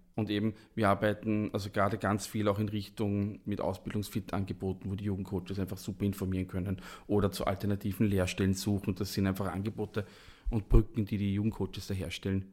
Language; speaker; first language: German; native; German